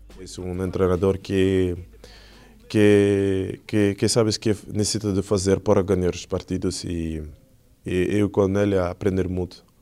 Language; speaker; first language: Portuguese; non-native, learner; French